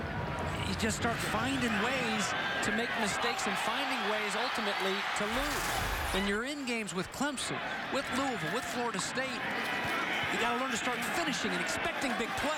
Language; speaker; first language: English; native; English